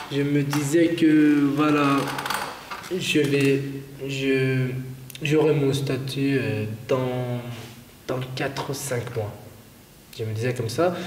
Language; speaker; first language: French; non-native, fluent; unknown